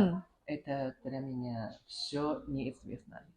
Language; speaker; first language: Russian; non-native, learner; Chinese